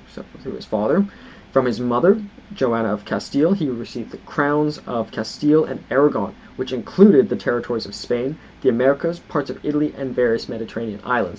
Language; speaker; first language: English; native; English